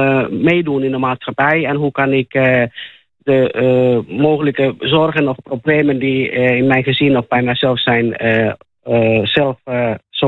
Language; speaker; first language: Dutch; non-native, fluent; Finnish